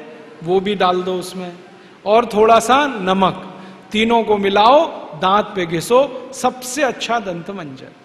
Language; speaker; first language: Hindi; native; Hindi